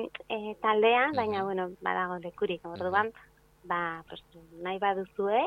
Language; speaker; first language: Basque; non-native, fluent; Spanish